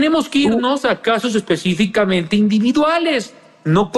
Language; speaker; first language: Spanish; native; Spanish